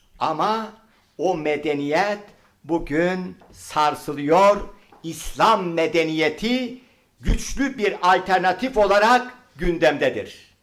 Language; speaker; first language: Turkish; native; Turkish